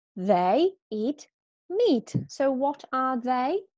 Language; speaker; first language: English; non-native, fluent; Polish